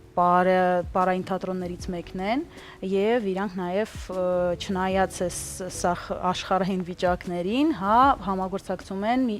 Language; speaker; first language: Armenian; early bilingual, heritage; Armenian